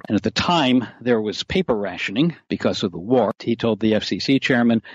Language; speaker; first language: English; native; English